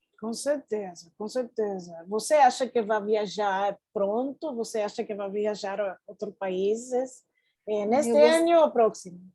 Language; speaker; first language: Portuguese; non-native, fluent; Spanish